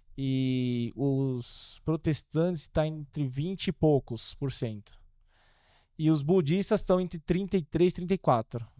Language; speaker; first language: Portuguese; early bilingual, other home language; Korean